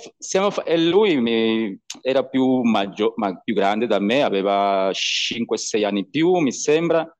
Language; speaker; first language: Italian; non-native, learner; Spanish